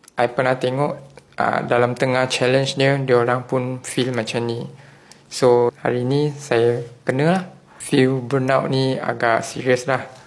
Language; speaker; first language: Malay; non-native, local second language; Chinese